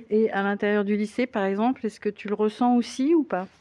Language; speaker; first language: French; native; French